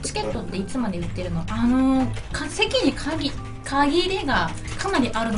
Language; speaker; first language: Japanese; native; Japanese